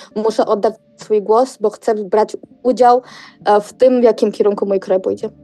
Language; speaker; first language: Polish; non-native, fluent; Georgian